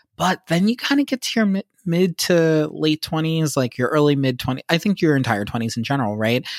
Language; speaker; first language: English; native; English